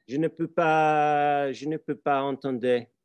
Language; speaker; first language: French; non-native, learner; English